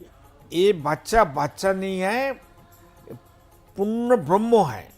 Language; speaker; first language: Hindi; non-native, local second language; Bangla